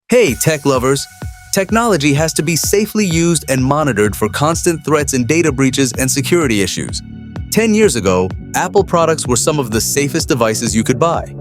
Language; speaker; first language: English; native; English